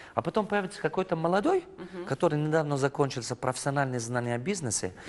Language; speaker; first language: Russian; non-native, fluent; Tajik